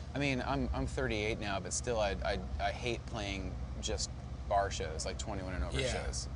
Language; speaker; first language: English; native; English